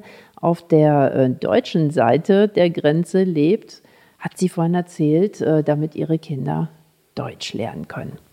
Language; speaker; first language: German; native; German